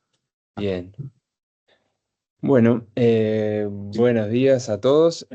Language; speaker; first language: Spanish; native; Spanish